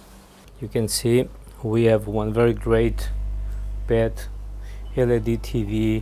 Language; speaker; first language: English; non-native, learner; German